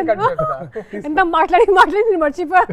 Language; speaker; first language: Telugu; non-native, fluent; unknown